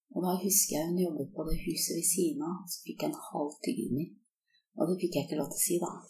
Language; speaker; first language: Norwegian; early bilingual, other home language; Korean